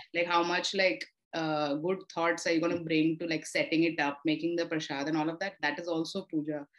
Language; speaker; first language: English; non-native, local second language; Telugu